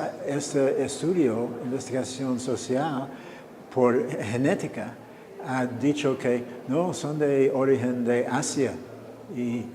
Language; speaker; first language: Spanish; non-native, fluent; English